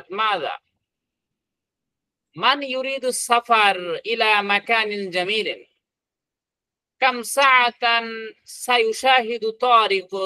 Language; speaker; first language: Arabic; non-native, fluent; Bangla